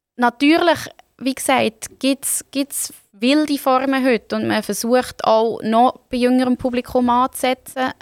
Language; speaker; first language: German; native; German